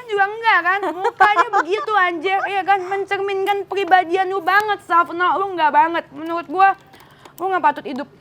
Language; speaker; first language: Indonesian; native; Indonesian